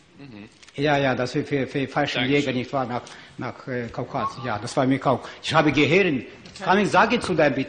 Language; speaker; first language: German; non-native, learner; Ukrainian